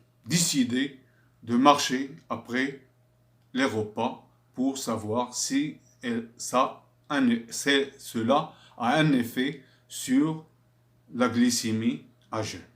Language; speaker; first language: French; non-native, fluent; Arabic